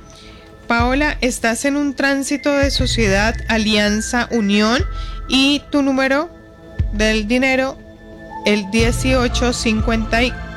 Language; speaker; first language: Spanish; native; Spanish